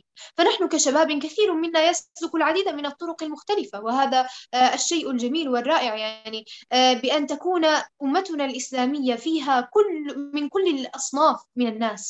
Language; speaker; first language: Arabic; native; Arabic